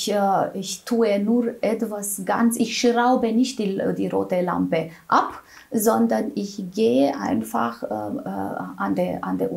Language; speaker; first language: German; non-native, fluent; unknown